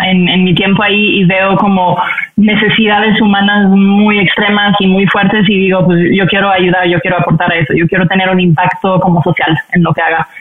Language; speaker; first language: Spanish; non-native, fluent; French